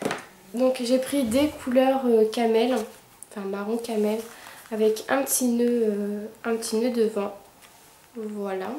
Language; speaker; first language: French; native; French